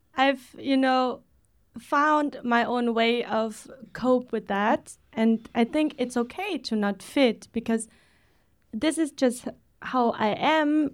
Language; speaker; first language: English; early bilingual, other home language; Vietnamese